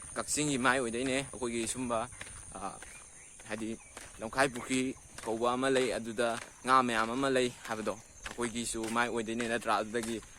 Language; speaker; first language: Manipuri; native; Manipuri